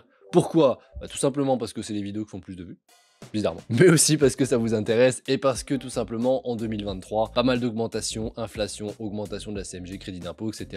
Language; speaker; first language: French; native; French